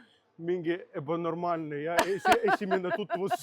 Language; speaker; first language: Estonian; non-native, local second language; Russian